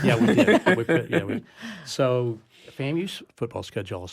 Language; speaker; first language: English; native; English